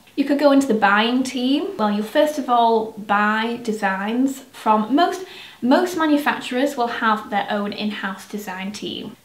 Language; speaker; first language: English; native; English